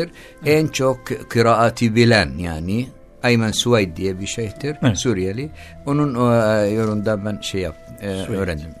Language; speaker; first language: Turkish; non-native, learner; Arabic